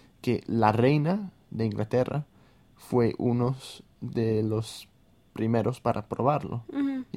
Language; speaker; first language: Spanish; non-native, fluent; English